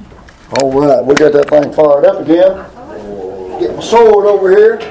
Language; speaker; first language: English; native; English